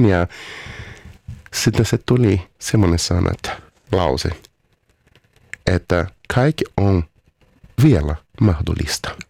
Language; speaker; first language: Finnish; non-native, fluent; Portuguese